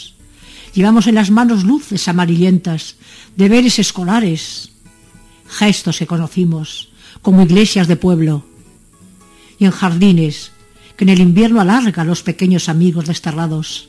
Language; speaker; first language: Spanish; native; Spanish